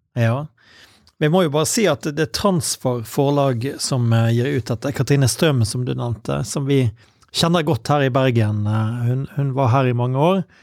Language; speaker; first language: Norwegian; native; Norwegian